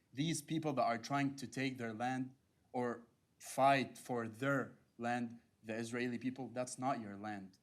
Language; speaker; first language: English; non-native, fluent; Arabic